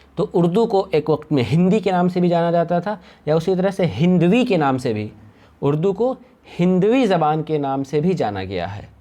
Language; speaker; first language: Urdu; native; Urdu